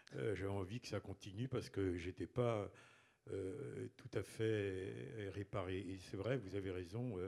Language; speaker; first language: French; native; French